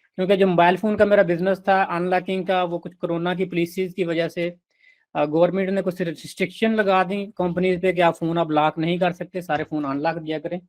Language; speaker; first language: Urdu; non-native, local second language; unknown